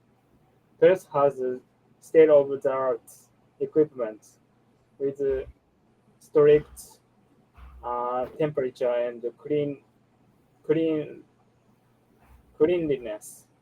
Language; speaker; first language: English; non-native, learner; Japanese